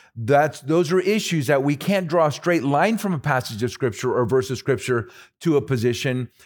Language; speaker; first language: English; early bilingual, other home language; Spanish